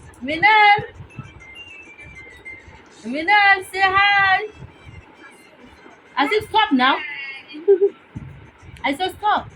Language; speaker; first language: English; non-native, local second language; Hausa